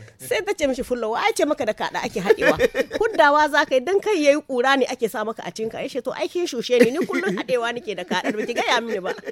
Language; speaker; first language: Hausa; native; Hausa